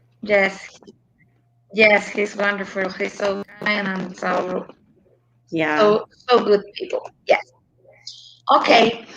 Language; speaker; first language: English; non-native, learner; Spanish